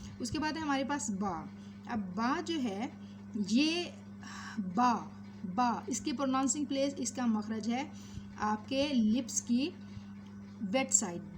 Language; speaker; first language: Urdu; native; Urdu